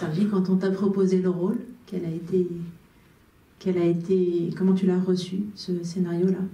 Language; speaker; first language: French; native; French